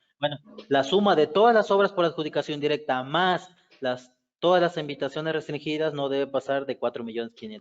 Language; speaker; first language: Spanish; native; Spanish